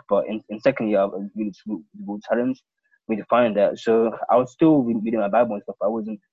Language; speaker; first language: English; native; English